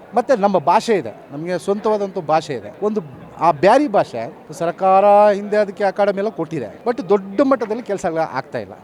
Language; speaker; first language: Kannada; non-native, local second language; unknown